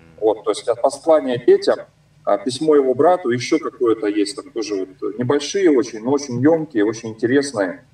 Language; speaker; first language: Russian; native; Russian